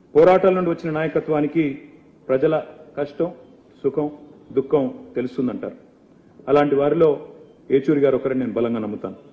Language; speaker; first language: Telugu; native; Telugu